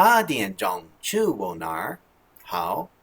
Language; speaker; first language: Chinese; non-native, learner; English